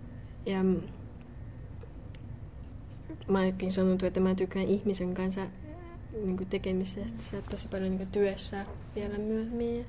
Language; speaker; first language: Finnish; non-native, learner; Chinese